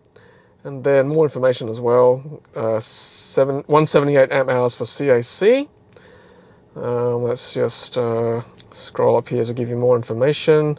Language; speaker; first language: English; native; English